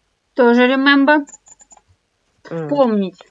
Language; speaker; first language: English; non-native, fluent; Russian